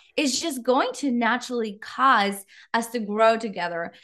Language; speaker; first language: English; non-native, fluent; Czech